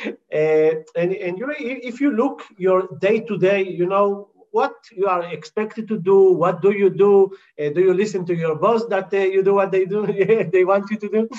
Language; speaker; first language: English; non-native, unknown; Hebrew